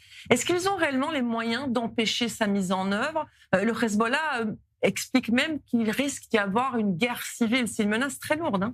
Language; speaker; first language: French; native; French